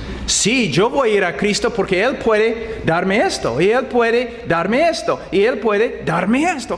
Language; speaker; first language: Spanish; non-native, fluent; English